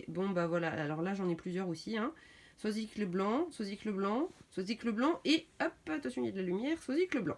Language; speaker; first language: French; native; French